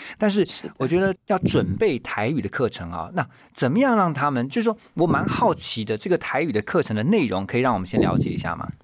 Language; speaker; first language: Chinese; native; Chinese